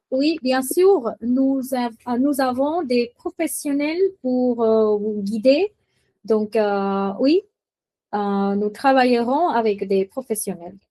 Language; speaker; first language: French; non-native, fluent; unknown